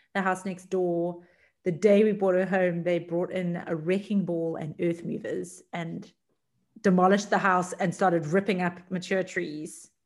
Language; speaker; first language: English; native; English